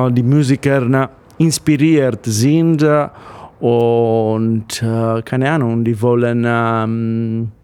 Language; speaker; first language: German; non-native, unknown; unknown